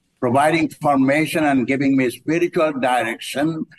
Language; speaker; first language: English; non-native, local second language; Bangla